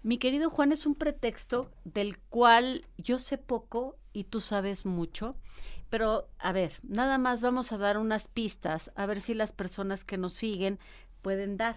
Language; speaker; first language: Spanish; native; Spanish